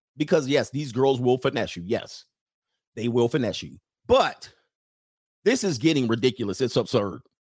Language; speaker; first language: English; native; English